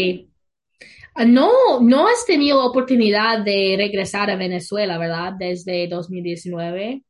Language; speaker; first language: Spanish; non-native, learner; English